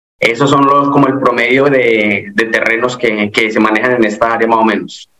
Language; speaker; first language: Spanish; native; Spanish